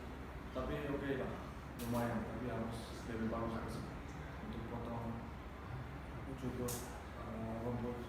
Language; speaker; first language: Indonesian; non-native, fluent; Dutch